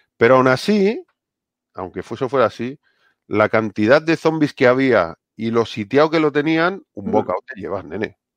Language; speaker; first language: Spanish; native; Spanish